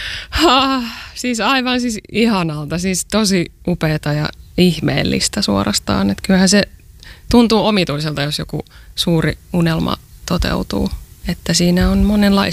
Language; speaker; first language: Finnish; native; Finnish